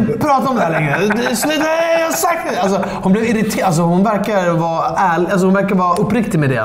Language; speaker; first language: Swedish; native; Swedish